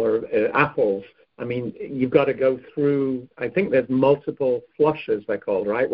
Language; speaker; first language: English; native; English